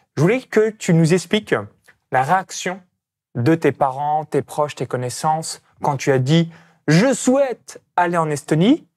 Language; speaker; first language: French; native; French